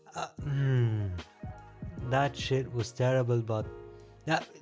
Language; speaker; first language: English; non-native, fluent; Arabic